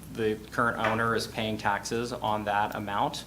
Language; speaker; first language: English; native; English